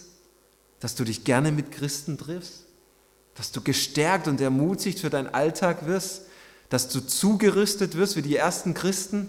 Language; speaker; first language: German; native; German